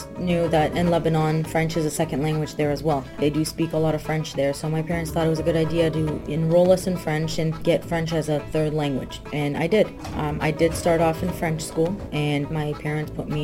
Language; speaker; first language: English; non-native, fluent; German